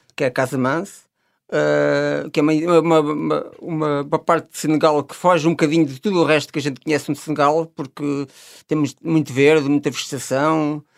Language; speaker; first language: Portuguese; native; Portuguese